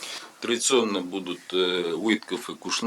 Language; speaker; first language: Russian; native; Russian